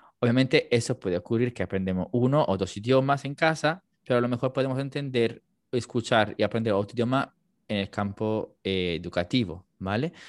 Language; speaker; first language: Spanish; non-native, fluent; Italian